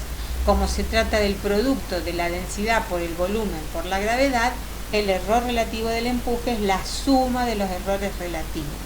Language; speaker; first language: Spanish; native; Spanish